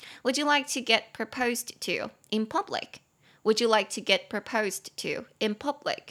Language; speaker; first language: English; non-native, fluent; Chinese